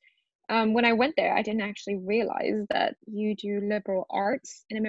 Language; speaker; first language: English; early bilingual, other home language; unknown